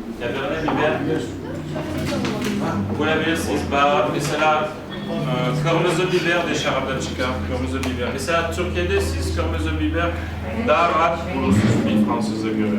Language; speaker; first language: Turkish; non-native, fluent; French